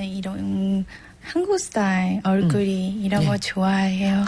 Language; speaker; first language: Korean; non-native, learner; Burmese